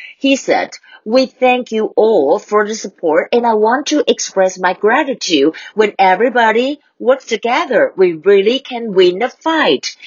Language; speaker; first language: English; non-native, fluent; Chinese